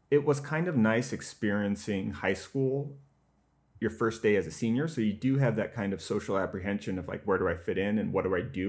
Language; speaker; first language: English; native; English